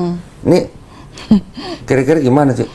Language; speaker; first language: Indonesian; native; Indonesian